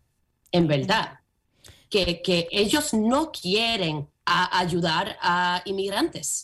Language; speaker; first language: Spanish; early bilingual, heritage; Spanish